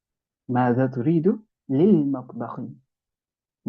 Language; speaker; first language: Arabic; non-native, fluent; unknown